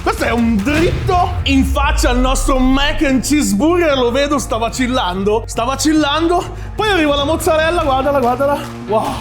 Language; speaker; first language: Italian; native; Italian